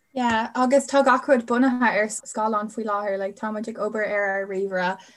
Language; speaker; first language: Irish; non-native, local second language; English